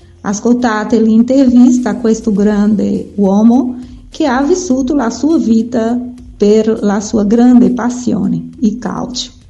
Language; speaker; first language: Italian; non-native, fluent; Portuguese